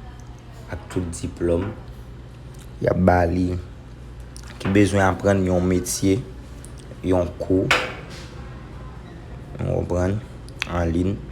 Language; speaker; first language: French; non-native, local second language; Haitian Creole